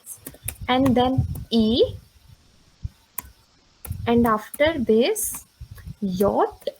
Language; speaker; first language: English; non-native, local second language; Hindi